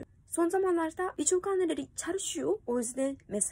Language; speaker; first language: Turkish; non-native, learner; Japanese